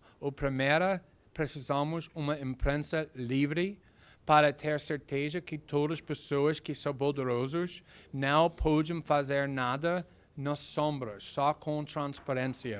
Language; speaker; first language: Portuguese; non-native, fluent; English